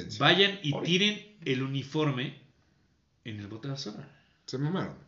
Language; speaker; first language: Spanish; native; Spanish